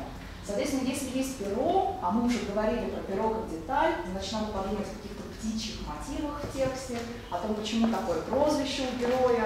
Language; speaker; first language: Russian; native; Russian